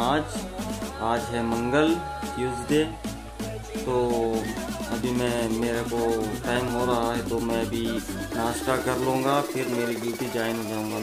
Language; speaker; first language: Urdu; native; Urdu